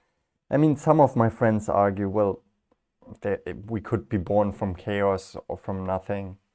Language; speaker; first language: English; non-native, fluent; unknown